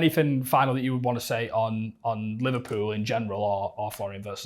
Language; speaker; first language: English; native; English